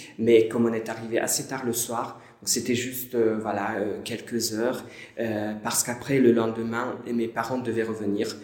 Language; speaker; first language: French; non-native, fluent; Hungarian